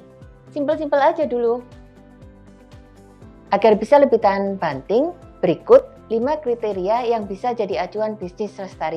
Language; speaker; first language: Indonesian; native; Indonesian